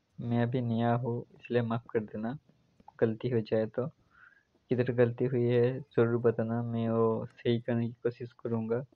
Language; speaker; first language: Hindi; non-native, local second language; Bangla